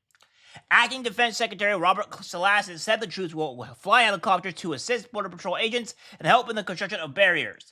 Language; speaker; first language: English; native; English